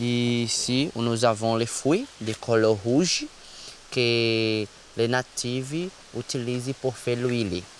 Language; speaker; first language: French; non-native, learner; Portuguese